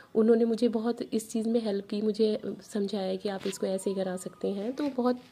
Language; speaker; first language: Hindi; native; Hindi